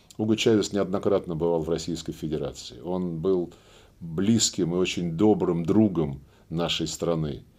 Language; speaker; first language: Russian; native; Russian